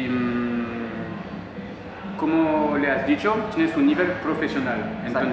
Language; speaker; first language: Spanish; non-native, learner; French